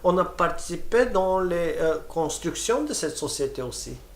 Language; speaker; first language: French; non-native, fluent; Romany